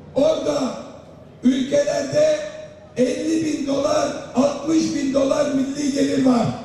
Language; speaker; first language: Turkish; native; Turkish